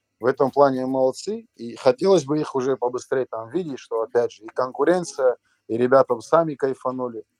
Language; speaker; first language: Russian; native; Russian